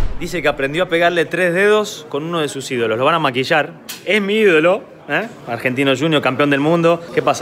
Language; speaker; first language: Spanish; native; Spanish